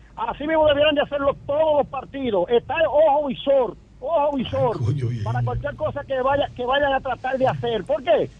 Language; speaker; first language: Spanish; native; Spanish